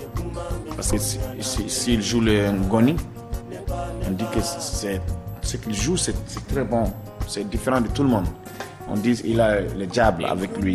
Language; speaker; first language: French; non-native, local second language; Bambara